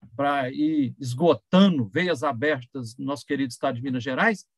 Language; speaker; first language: Portuguese; native; Portuguese